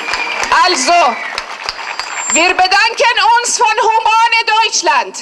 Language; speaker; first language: German; non-native, fluent; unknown